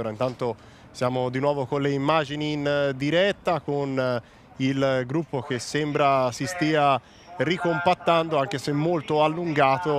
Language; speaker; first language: Italian; native; Italian